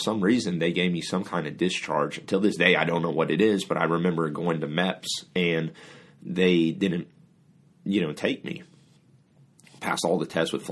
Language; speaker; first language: English; native; English